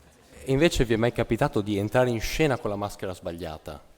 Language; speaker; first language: Italian; native; Italian